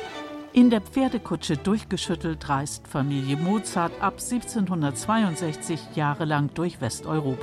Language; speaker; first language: German; native; German